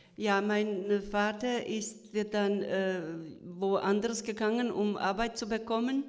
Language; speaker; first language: German; non-native, fluent; Croatian